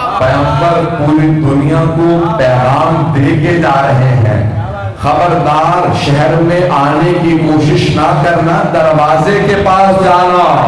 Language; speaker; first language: Urdu; early bilingual, heritage; Urdu